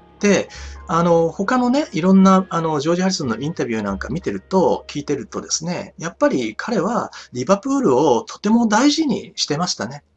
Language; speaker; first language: Japanese; native; Japanese